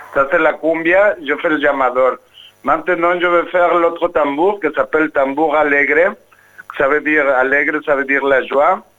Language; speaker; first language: French; non-native, fluent; Spanish